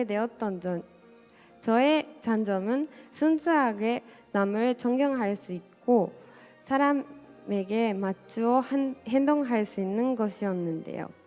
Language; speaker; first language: Korean; non-native, fluent; Japanese